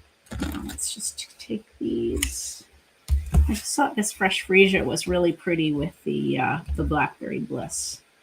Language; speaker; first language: English; native; English